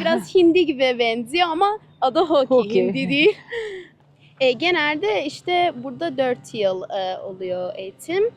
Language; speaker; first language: Turkish; early bilingual, heritage; Turkish